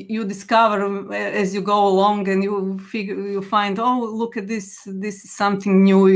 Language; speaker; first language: English; non-native, fluent; Croatian